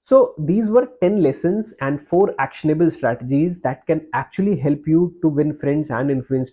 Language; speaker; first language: English; non-native, local second language; Hindi